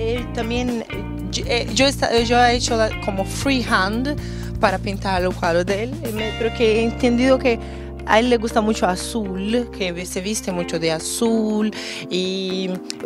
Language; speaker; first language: Spanish; non-native, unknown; Portuguese